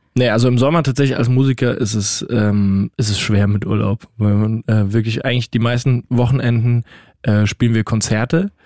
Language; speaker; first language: German; native; German